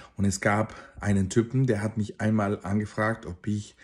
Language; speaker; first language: German; non-native, fluent; Spanish